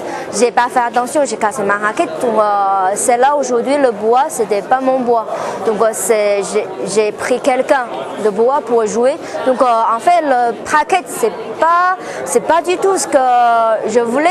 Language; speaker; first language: French; non-native, learner; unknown